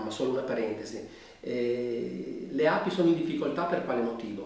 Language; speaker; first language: Italian; native; Italian